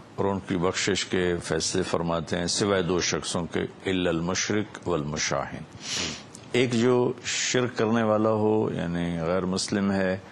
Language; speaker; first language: Urdu; non-native, local second language; Punjabi